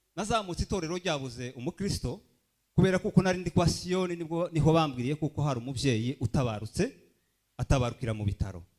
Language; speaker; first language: Kinyarwanda; early bilingual, heritage; Kinyarwanda